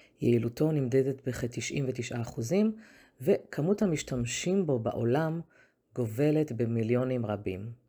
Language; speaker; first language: Hebrew; native; Hebrew